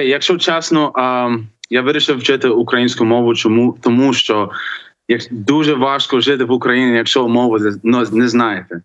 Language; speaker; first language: Ukrainian; non-native, learner; English